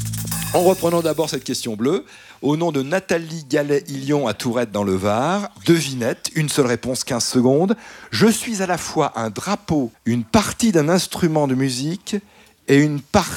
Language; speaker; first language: French; native; French